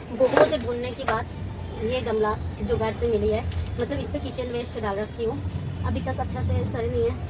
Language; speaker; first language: Hindi; non-native, local second language; Bangla